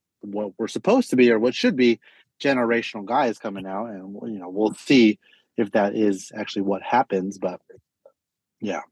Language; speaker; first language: English; native; English